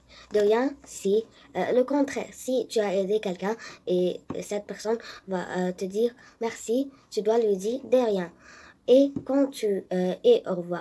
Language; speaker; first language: French; non-native, learner; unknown